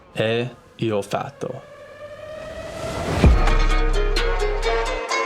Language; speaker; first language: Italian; non-native, learner; English